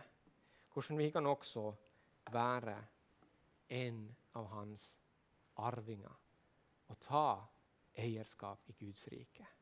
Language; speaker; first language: Swedish; non-native, local second language; Finnish